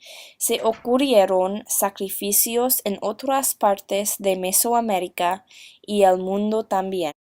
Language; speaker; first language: Spanish; non-native, learner; English